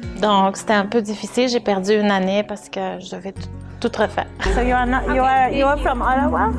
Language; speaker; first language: French; early bilingual, other home language; Arabic